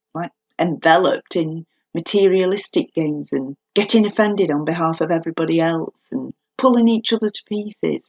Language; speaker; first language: English; native; English